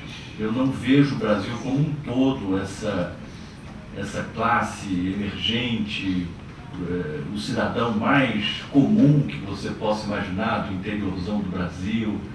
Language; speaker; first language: Portuguese; native; Portuguese